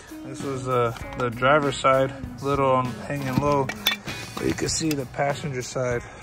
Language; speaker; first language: English; native; English